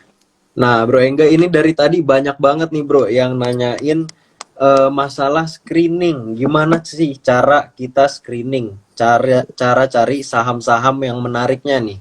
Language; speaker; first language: Indonesian; native; Indonesian